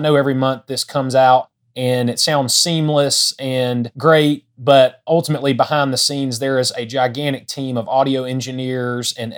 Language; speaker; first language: English; native; English